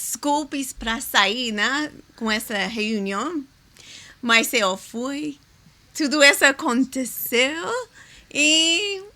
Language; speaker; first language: Portuguese; non-native, learner; English